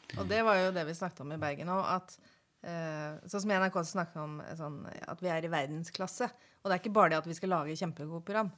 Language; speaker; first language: Norwegian; native; Norwegian